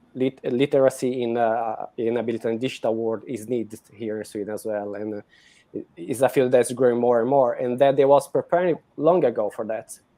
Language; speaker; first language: English; non-native, fluent; Portuguese